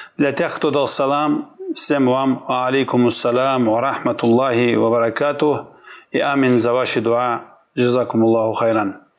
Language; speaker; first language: Russian; non-native, local second language; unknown